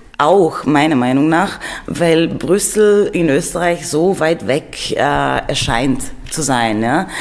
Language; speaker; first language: German; non-native, fluent; Greek